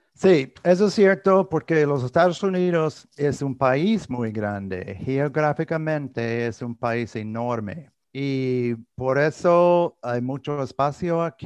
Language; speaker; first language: Spanish; non-native, fluent; English